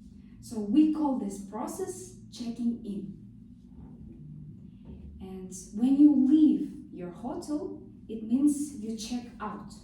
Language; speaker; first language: English; non-native, fluent; Kazakh